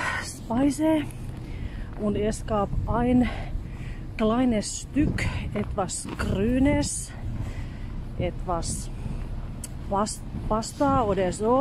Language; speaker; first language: German; non-native, fluent; Finnish